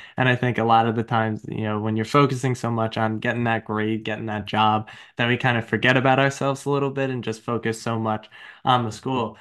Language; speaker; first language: English; native; English